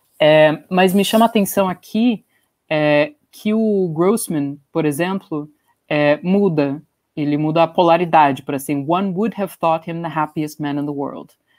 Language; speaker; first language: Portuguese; non-native, fluent; English